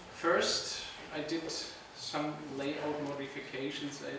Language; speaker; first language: English; non-native, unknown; German